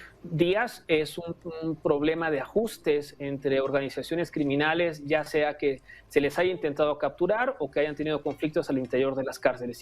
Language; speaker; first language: Spanish; native; Spanish